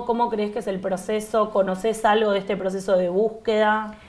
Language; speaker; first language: Spanish; native; Spanish